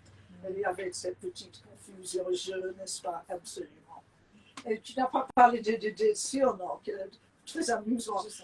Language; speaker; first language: French; non-native, fluent; English